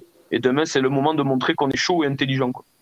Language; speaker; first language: French; native; French